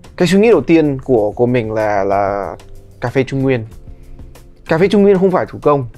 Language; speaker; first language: Vietnamese; early bilingual, heritage; Vietnamese